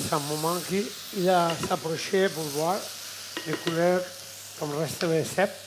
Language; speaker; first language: French; non-native, learner; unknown